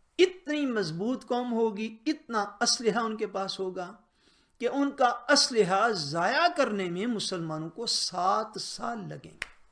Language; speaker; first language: Urdu; non-native, local second language; Punjabi